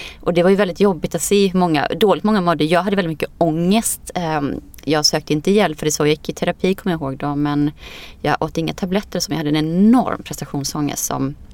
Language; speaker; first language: Swedish; early bilingual, other home language; Icelandic